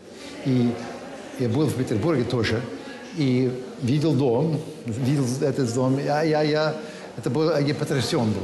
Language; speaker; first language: Russian; non-native, fluent; English